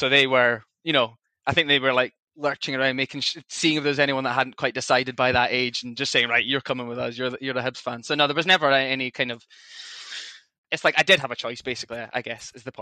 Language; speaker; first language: English; native; English